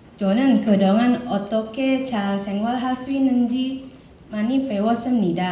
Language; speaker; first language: Korean; non-native, learner; Indonesian